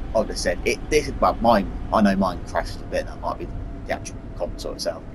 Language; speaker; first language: English; native; English